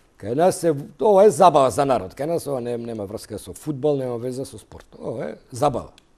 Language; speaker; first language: Macedonian; native; Macedonian